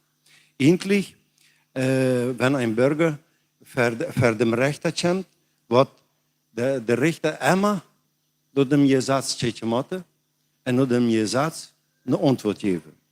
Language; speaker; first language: German; non-native, learner; Plautdietsch